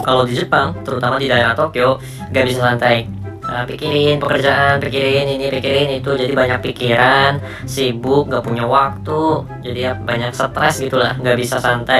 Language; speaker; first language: Indonesian; non-native, fluent; Japanese